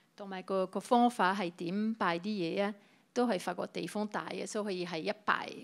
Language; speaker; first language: Cantonese; non-native, fluent; French